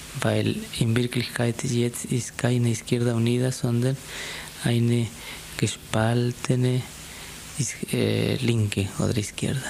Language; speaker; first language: German; non-native, fluent; Spanish